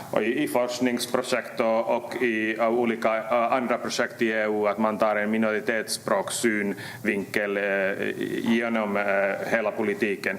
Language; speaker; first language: Swedish; native; Swedish